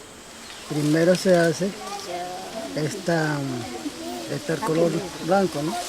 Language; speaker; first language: Spanish; non-native, local second language; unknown